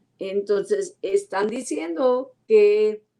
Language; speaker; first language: Spanish; non-native, learner; English